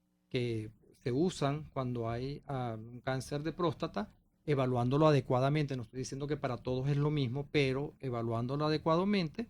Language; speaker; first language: Spanish; native; Spanish